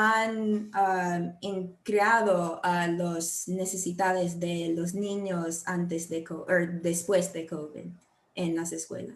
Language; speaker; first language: Spanish; non-native, learner; English